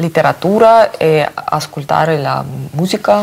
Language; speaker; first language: Italian; non-native, learner; Russian